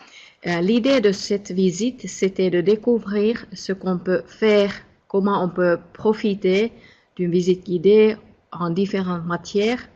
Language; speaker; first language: French; non-native, fluent; Finnish